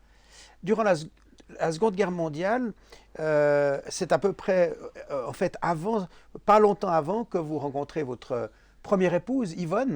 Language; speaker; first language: French; native; French